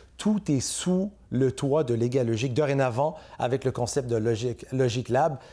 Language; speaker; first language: French; native; French